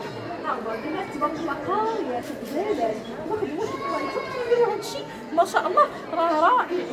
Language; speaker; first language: Arabic; native; Arabic